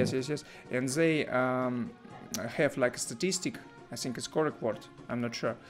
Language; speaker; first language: English; non-native, learner; Russian